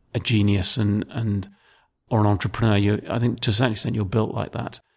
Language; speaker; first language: English; native; English